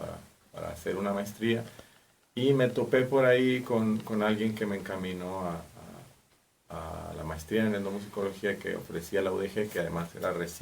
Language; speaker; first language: Spanish; native; Spanish